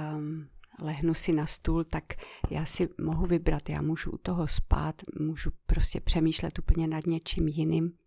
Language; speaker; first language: Czech; non-native, fluent; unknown